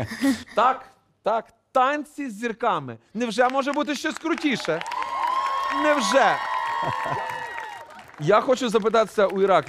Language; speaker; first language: Ukrainian; native; Ukrainian